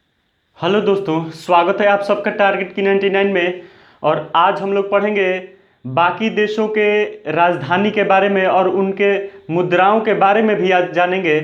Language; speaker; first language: Hindi; native; Hindi